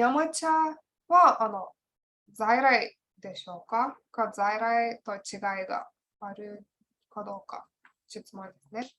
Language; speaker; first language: Japanese; non-native, learner; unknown